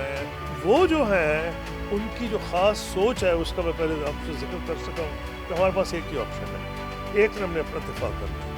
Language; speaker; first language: Urdu; native; Urdu